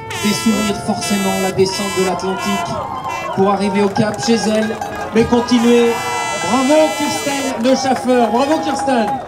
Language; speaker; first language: French; native; French